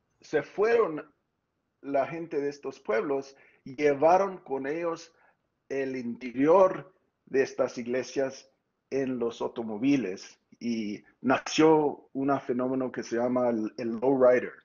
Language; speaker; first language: Spanish; early bilingual, heritage; Spanish